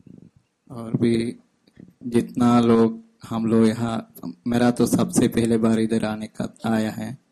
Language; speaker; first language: Hindi; non-native, fluent; Sinhala